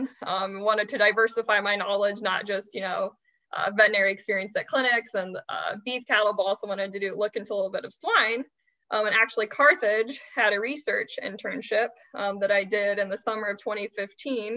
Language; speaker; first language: English; native; English